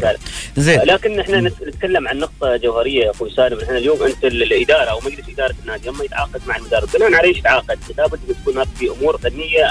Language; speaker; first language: Arabic; native; Arabic